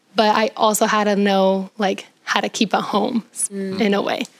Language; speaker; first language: English; early bilingual, other home language; Spanish